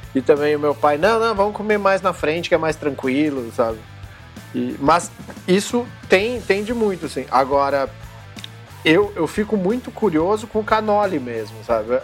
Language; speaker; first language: Portuguese; native; Portuguese